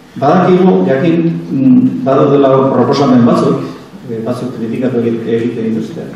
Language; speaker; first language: Basque; native; Basque